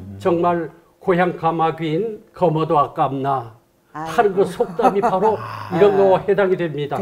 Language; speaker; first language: Korean; native; Korean